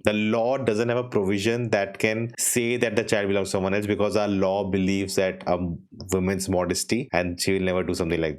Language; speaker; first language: English; non-native, local second language; Hindi